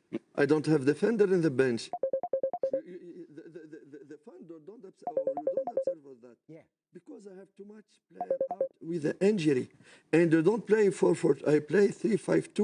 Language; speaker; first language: English; non-native, learner; French